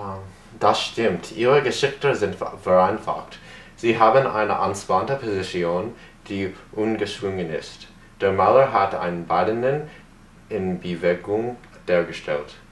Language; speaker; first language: German; non-native, learner; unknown